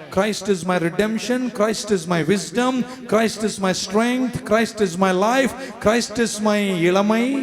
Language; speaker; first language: English; non-native, local second language; Tamil